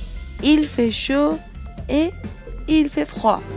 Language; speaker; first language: French; non-native, fluent; Spanish